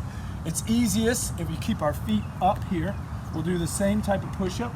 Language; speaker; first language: English; native; English